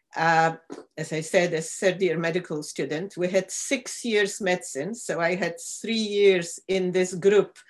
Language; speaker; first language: English; non-native, fluent; Polish